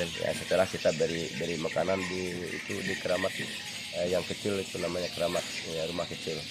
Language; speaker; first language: Indonesian; non-native, local second language; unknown